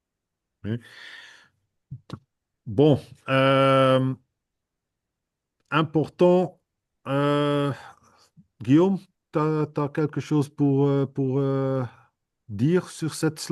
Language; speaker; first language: French; non-native, fluent; Dutch